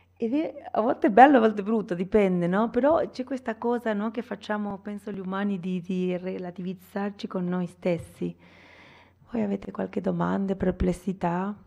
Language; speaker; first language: Italian; non-native, fluent; Spanish